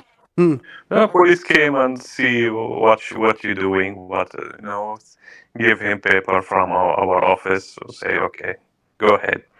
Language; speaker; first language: English; non-native, learner; Arabic